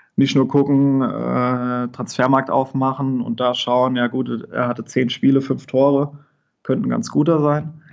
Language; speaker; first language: German; native; German